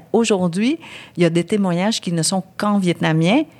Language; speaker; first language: French; early bilingual, other home language; Vietnamese